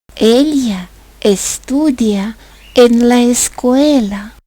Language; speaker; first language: Spanish; non-native, fluent; Ukrainian